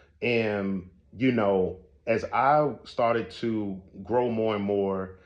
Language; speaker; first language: English; native; English